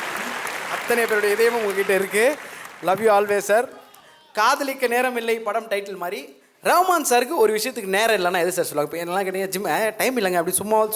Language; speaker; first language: Tamil; native; Tamil